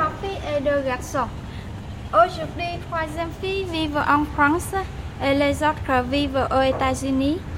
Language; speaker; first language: French; non-native, learner; Vietnamese